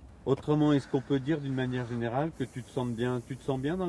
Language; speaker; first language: French; native; French